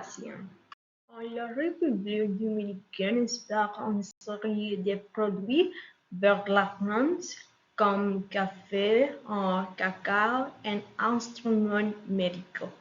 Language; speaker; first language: French; non-native, learner; Spanish